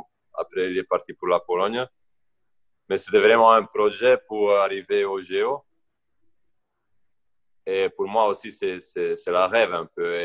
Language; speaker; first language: French; non-native, local second language; Dutch